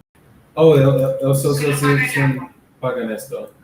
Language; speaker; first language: Spanish; non-native, learner; English